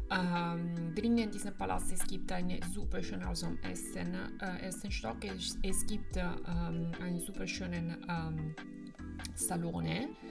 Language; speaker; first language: German; non-native, fluent; Italian